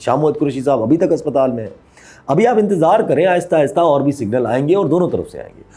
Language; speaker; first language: Urdu; non-native, local second language; Sindhi